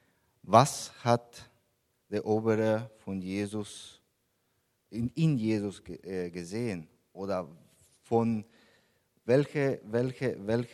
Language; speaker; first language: German; non-native, fluent; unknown